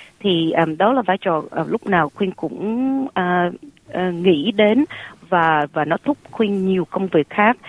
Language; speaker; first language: Vietnamese; early bilingual, heritage; Vietnamese